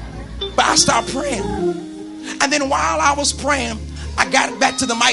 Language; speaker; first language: English; native; English